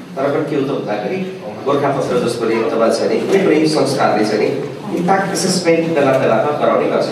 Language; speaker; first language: Nepali; non-native, local second language; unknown